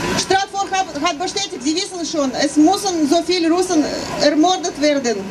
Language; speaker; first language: German; non-native, fluent; Russian